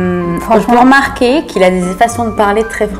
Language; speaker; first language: French; native; French